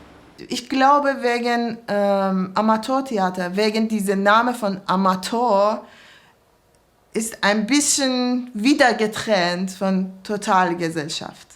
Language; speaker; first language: German; non-native, learner; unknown